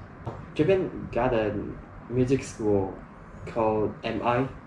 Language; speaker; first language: English; non-native, learner; Chinese